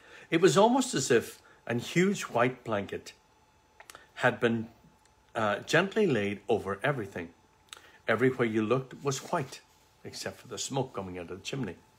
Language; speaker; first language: English; native; English